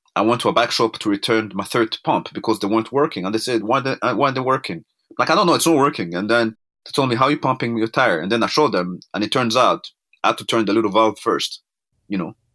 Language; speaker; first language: English; non-native, local second language; Kinyarwanda